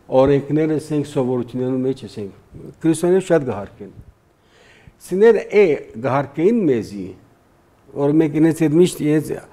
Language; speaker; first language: Armenian; early bilingual, heritage; Armenian